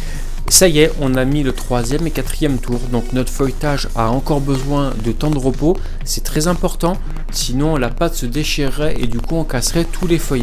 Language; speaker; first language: French; native; French